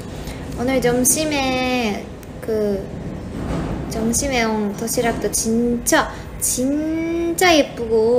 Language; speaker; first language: Korean; non-native, fluent; Japanese